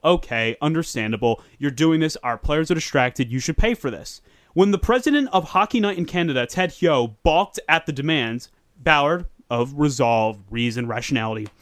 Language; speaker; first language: English; native; English